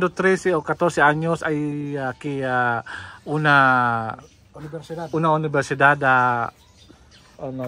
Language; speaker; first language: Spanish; non-native, learner; Filipino